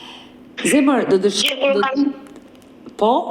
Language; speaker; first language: Albanian; native; Albanian